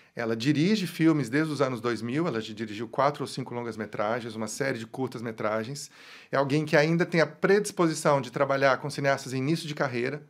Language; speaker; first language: Portuguese; native; Portuguese